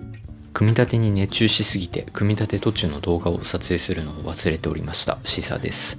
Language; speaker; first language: Japanese; native; Japanese